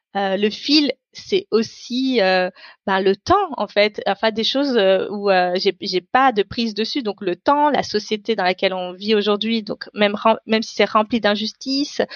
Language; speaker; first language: French; non-native, local second language; Tamil